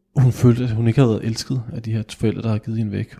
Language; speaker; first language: Danish; native; Danish